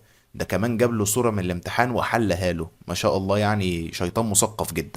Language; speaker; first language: Arabic; native; Arabic